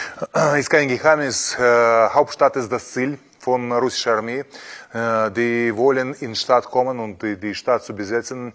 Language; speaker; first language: German; non-native, fluent; Russian